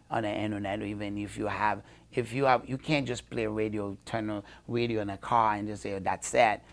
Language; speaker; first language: English; early bilingual, other home language; Haitian Creole